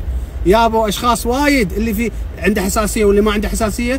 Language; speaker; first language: Arabic; native; Arabic